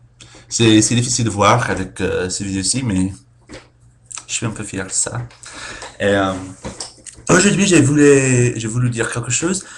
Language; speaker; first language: French; non-native, fluent; English